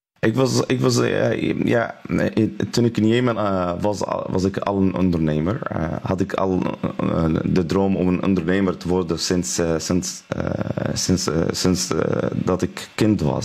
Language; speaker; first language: Dutch; non-native, learner; Arabic